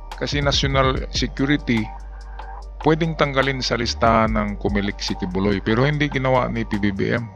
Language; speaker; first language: Filipino; non-native, local second language; Cebuano